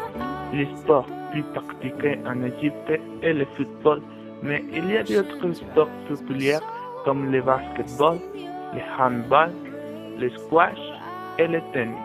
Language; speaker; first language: French; non-native, learner; Spanish